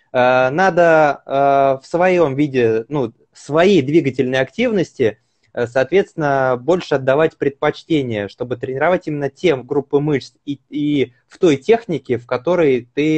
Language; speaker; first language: Russian; native; Russian